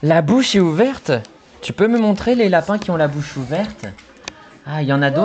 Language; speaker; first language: French; native; French